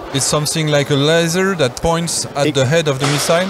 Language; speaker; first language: English; non-native, fluent; French